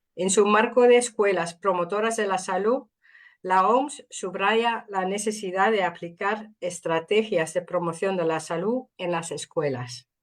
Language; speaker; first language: Spanish; non-native, fluent; Dutch